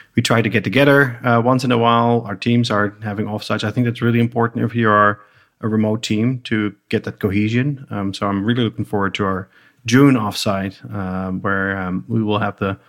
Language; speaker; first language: English; non-native, fluent; Dutch